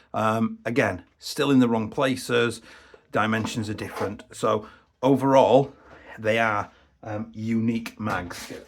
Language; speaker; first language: English; native; English